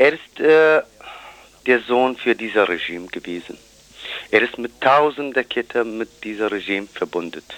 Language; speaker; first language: German; non-native, fluent; Kurdish